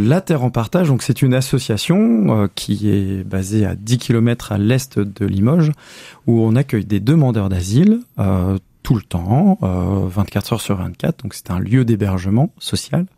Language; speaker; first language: French; native; French